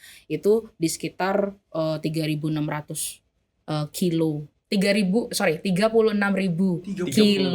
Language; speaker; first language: Indonesian; native; Indonesian